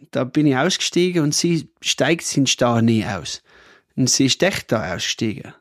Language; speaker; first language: German; non-native, fluent; English